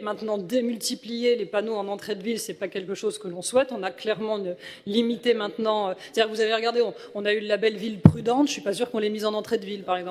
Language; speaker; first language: French; native; French